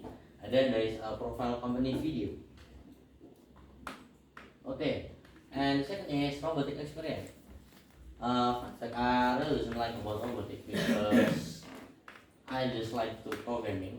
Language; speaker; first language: English; non-native, learner; Indonesian